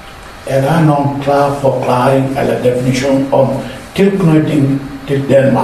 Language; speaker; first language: Danish; non-native, fluent; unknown